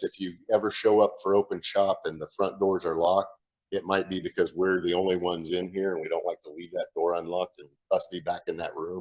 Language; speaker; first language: English; native; English